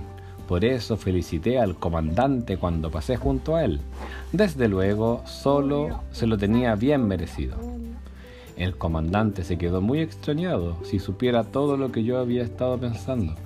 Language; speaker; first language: Spanish; native; Spanish